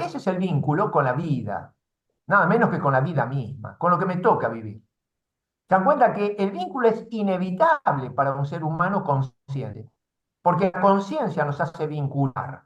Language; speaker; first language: Spanish; native; Spanish